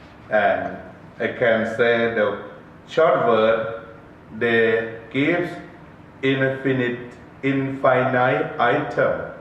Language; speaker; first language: English; non-native, learner; Thai